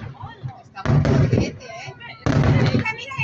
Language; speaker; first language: Spanish; non-native, local second language; Catalan